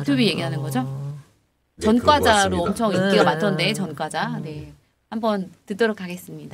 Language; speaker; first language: Korean; native; Korean